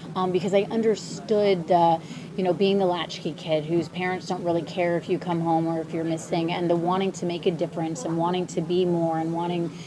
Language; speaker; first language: English; early bilingual, other home language; Ukrainian